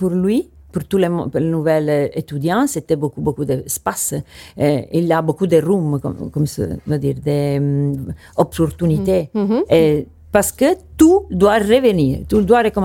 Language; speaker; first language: French; non-native, learner; Italian